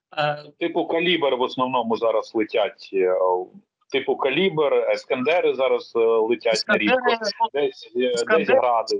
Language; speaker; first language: Ukrainian; native; Ukrainian